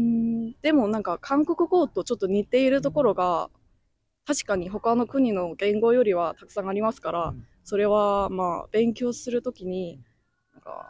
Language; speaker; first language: Japanese; non-native, fluent; Korean